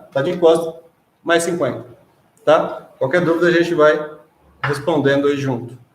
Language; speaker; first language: Portuguese; native; Portuguese